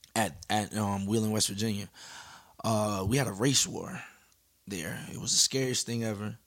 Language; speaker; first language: English; native; English